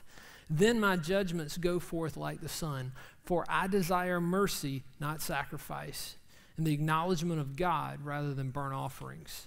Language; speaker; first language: English; native; English